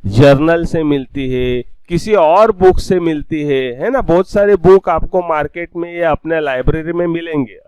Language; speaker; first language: Hindi; non-native, local second language; Marathi